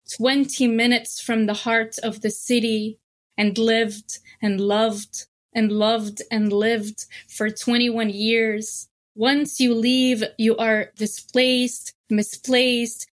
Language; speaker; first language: English; non-native, fluent; Arabic